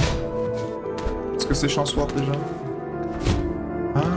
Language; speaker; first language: French; native; French